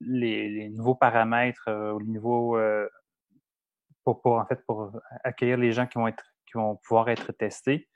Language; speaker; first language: French; native; French